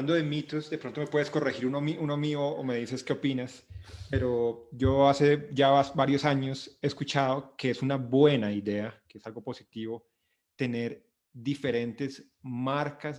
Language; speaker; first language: Spanish; native; Spanish